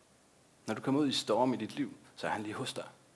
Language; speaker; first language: Danish; native; Danish